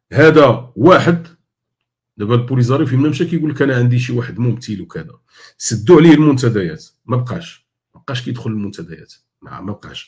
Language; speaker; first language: Arabic; native; Arabic